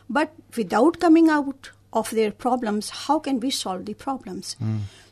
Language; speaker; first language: English; non-native, local second language; Hindi